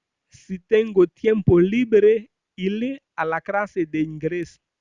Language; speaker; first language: Spanish; non-native, fluent; Haitian Creole